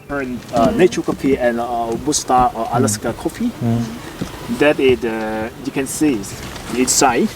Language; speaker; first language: English; non-native, learner; Vietnamese